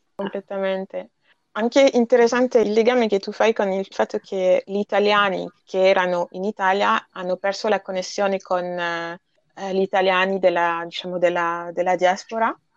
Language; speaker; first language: Italian; non-native, fluent; French